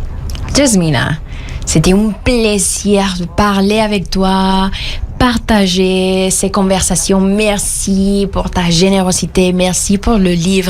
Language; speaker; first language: French; non-native, fluent; Spanish